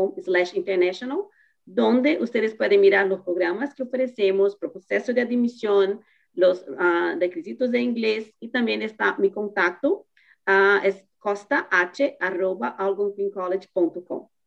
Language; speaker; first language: Spanish; non-native, learner; Portuguese